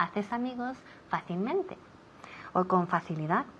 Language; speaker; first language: Spanish; non-native, fluent; English